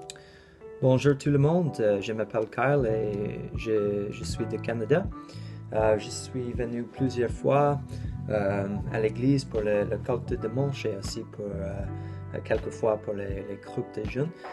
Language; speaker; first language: French; non-native, learner; English